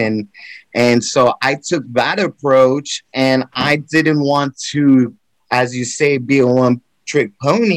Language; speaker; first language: English; native; English